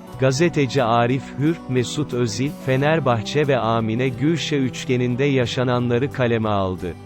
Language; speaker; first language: Turkish; native; Turkish